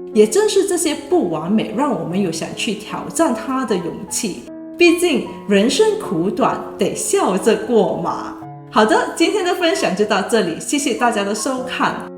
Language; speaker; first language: Chinese; native; Chinese